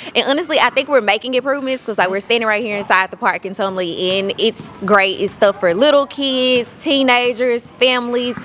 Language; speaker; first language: English; native; English